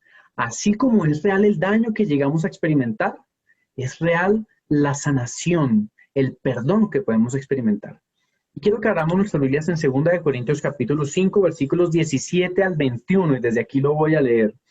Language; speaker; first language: Spanish; native; Spanish